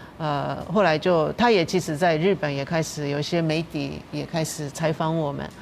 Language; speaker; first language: Chinese; non-native, fluent; Japanese